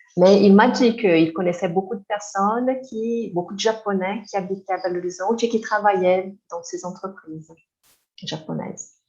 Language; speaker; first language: French; non-native, fluent; Portuguese